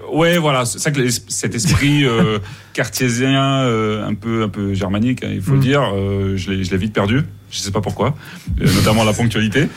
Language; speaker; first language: French; native; French